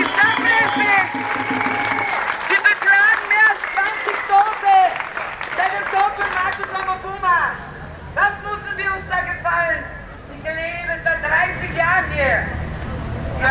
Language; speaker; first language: German; non-native, fluent; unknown